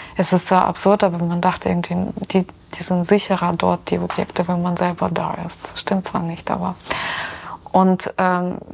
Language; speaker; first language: German; non-native, fluent; Ukrainian